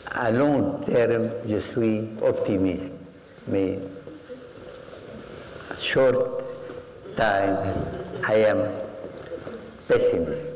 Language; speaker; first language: French; non-native, fluent; Arabic